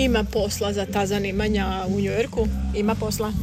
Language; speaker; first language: Serbian; native; Serbian